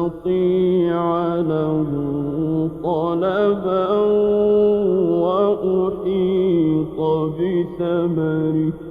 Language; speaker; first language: Arabic; native; Arabic